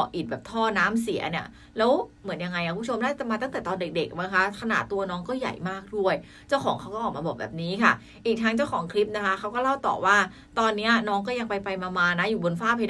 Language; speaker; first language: Thai; native; Thai